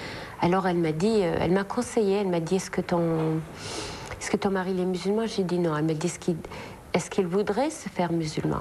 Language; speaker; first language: French; non-native, local second language; Arabic